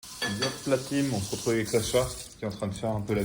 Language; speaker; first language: French; native; French